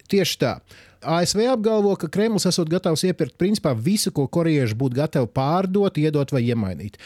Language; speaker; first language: Latvian; native; Latvian